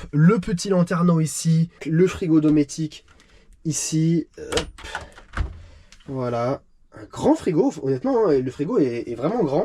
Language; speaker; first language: French; native; French